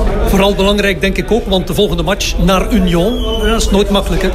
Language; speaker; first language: Dutch; native; Dutch